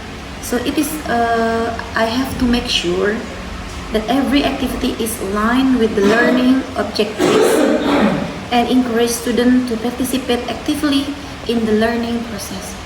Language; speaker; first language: English; non-native, fluent; Indonesian